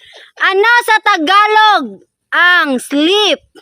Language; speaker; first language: Filipino; non-native, local second language; Cebuano